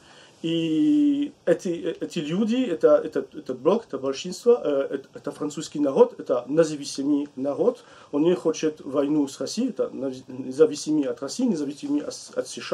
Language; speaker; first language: Russian; non-native, learner; French